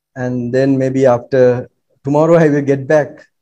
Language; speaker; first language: English; non-native, local second language; Sinhala